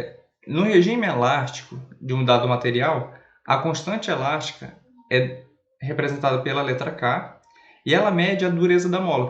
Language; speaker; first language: Portuguese; native; Portuguese